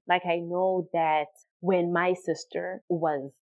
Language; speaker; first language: English; non-native, local second language; Shona